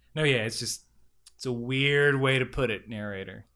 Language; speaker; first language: English; native; English